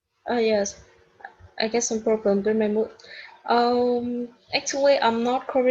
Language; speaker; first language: English; non-native, learner; Vietnamese